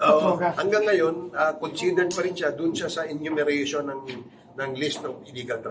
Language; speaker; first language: Filipino; native; Filipino